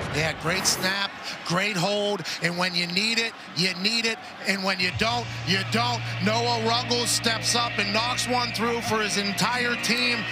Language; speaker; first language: English; native; English